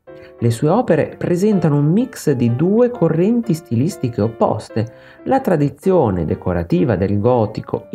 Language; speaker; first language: Italian; native; Italian